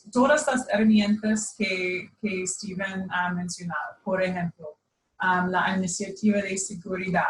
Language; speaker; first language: Spanish; non-native, fluent; English